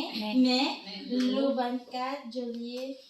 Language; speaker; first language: French; non-native, learner; Filipino